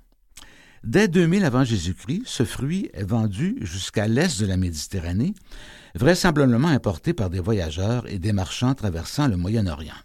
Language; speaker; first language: French; native; French